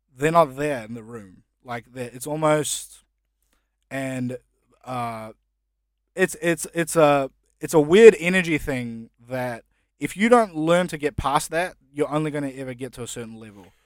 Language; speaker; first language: English; early bilingual, other home language; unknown